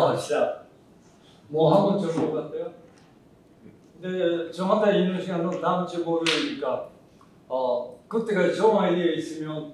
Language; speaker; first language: Korean; early bilingual, heritage; Japanese